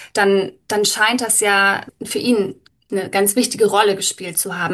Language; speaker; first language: German; native; German